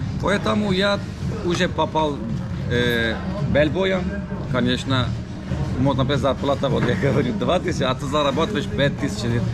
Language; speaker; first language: Russian; non-native, learner; Turkish